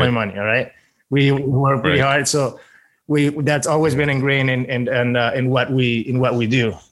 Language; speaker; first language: English; non-native, fluent; Spanish